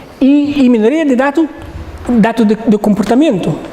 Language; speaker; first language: Spanish; non-native, learner; Arabic